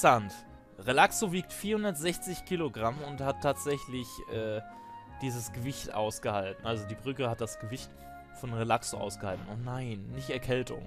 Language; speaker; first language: German; native; German